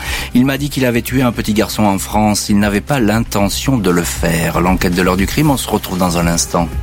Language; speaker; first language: French; native; French